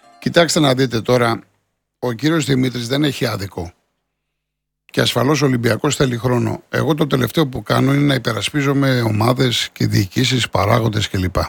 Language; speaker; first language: Greek; native; Greek